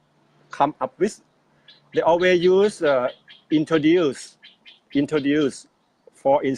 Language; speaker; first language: English; non-native, fluent; Thai